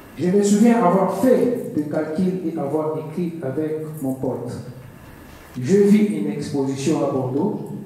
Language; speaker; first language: French; non-native, learner; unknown